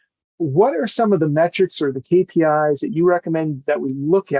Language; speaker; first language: English; native; English